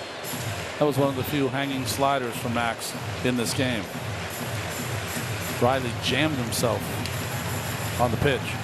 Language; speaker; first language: English; native; English